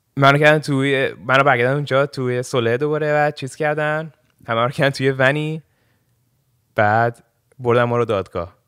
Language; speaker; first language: Persian; early bilingual, heritage; Persian